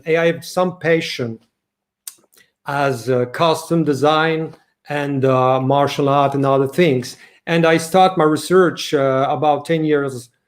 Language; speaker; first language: English; non-native, learner; French